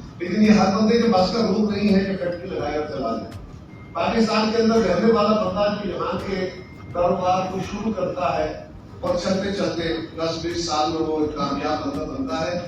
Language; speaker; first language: Urdu; non-native, local second language; Punjabi